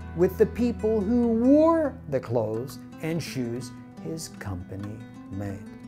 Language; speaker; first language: English; native; English